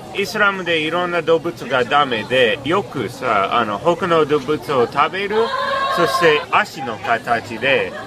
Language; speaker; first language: Japanese; non-native, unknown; English